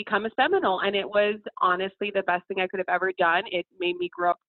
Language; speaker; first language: English; early bilingual, other home language; Spanish